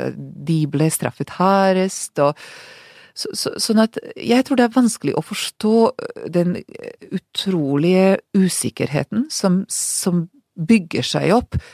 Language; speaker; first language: Norwegian; non-native, fluent; Hungarian